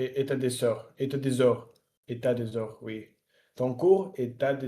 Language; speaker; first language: French; non-native, fluent; Russian